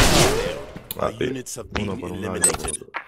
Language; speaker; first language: Spanish; native; Spanish